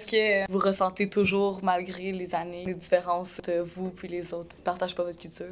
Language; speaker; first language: French; native; French